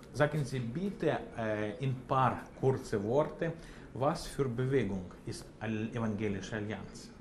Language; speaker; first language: German; non-native, learner; Ukrainian